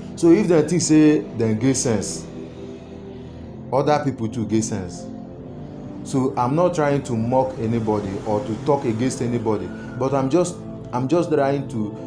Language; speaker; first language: Nigerian Pidgin; non-native, local second language; Igbo